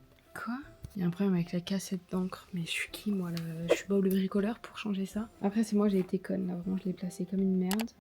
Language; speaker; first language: French; native; French